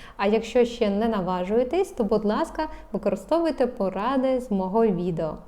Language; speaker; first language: Ukrainian; non-native, local second language; Russian